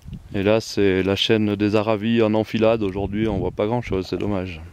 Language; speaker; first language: French; native; French